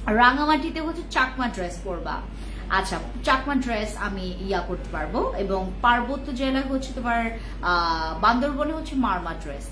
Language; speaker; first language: Bangla; non-native, local second language; Khasi